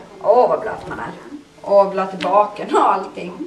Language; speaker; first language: Swedish; native; Swedish